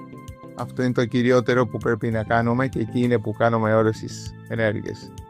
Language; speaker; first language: Greek; early bilingual, heritage; Greek